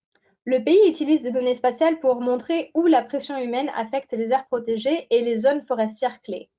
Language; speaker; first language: French; native; French